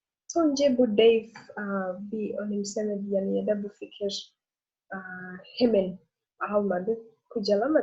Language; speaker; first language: Turkish; non-native, learner; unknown